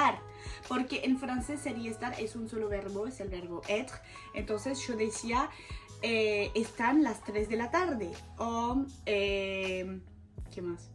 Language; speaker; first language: Spanish; non-native, fluent; French